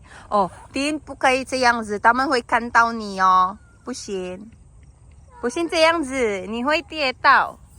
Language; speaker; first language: Chinese; non-native, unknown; Filipino